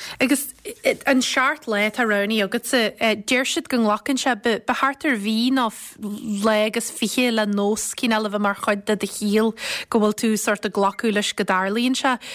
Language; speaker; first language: Irish; native; Irish